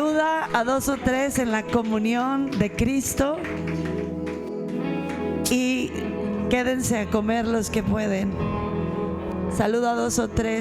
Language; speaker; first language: Spanish; native; Spanish